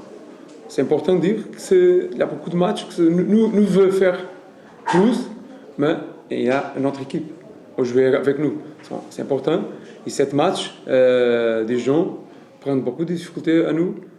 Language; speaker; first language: French; non-native, learner; Portuguese